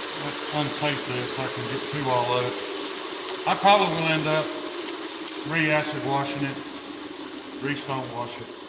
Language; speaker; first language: English; native; English